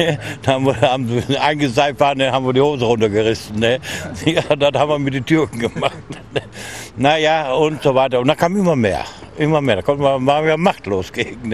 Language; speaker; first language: German; native; German